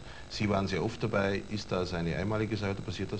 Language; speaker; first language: German; native; German